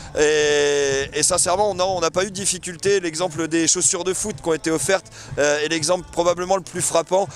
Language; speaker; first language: French; native; French